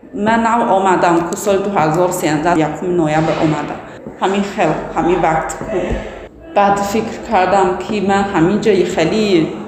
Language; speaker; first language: Persian; non-native, learner; Chinese